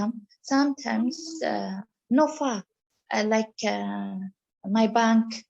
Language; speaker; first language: English; non-native, learner; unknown